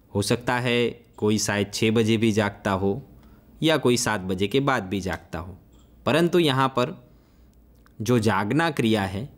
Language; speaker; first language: Hindi; non-native, local second language; Gujarati